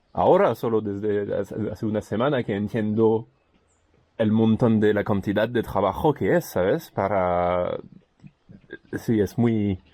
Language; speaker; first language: Spanish; non-native, learner; French